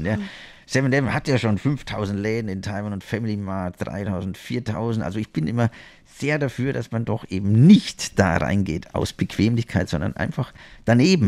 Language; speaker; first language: German; native; German